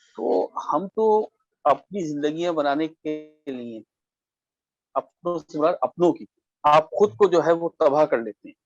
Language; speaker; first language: Urdu; native; Urdu